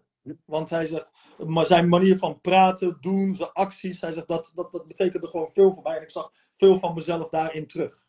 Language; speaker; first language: Dutch; early bilingual, other home language; Turkish